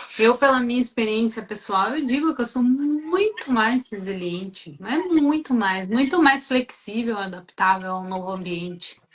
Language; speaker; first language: Portuguese; native; Portuguese